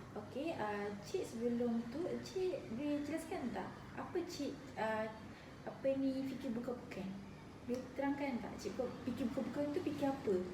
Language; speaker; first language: Malay; native; Malay